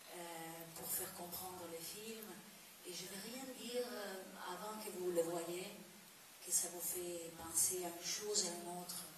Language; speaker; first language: French; non-native, fluent; Italian